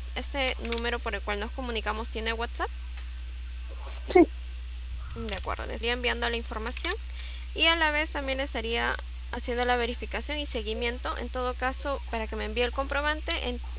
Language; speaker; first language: Spanish; native; Spanish